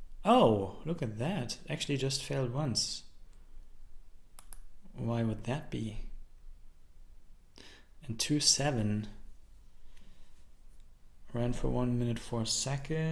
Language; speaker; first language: English; non-native, fluent; German